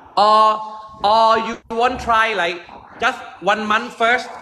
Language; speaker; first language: English; non-native, learner; Thai